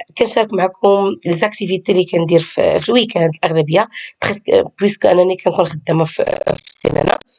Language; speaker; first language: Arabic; native; Arabic